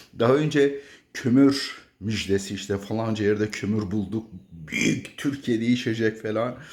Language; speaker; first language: Turkish; native; Turkish